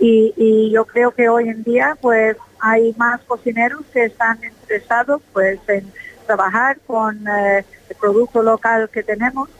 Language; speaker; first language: Spanish; non-native, fluent; English